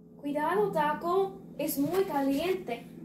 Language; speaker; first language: Spanish; non-native, learner; English